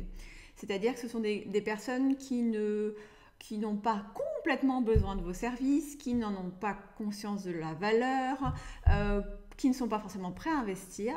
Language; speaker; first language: French; native; French